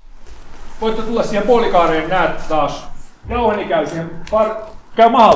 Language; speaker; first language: Finnish; native; Finnish